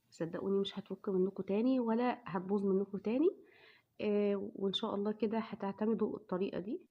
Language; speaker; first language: Arabic; native; Arabic